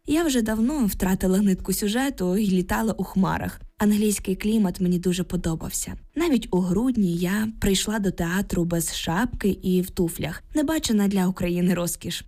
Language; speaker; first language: Ukrainian; native; Ukrainian